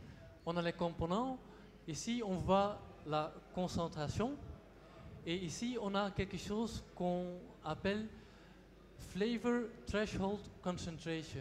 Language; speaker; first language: French; non-native, local second language; Dutch